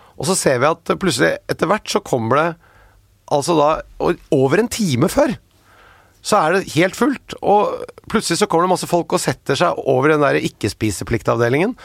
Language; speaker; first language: Norwegian; native; Norwegian